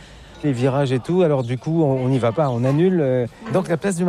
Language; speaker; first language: French; native; French